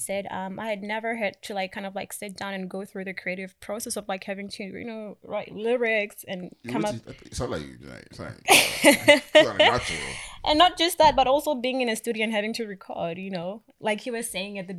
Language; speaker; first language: English; non-native, local second language; Tswana